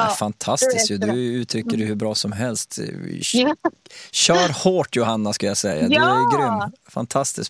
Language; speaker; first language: Swedish; native; Swedish